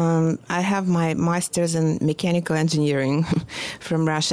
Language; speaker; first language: English; non-native, fluent; Russian